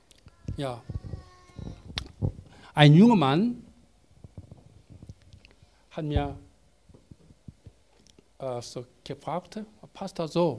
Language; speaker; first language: German; non-native, learner; Korean